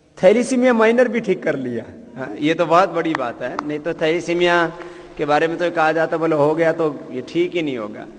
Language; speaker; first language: Hindi; native; Hindi